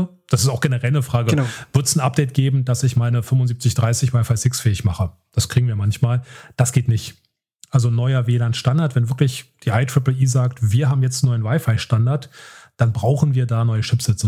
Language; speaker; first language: German; native; German